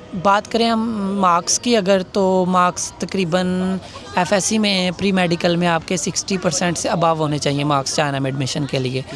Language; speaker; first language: Urdu; non-native, local second language; Punjabi